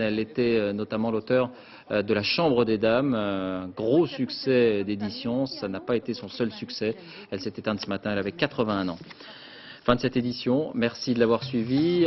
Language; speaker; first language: French; native; French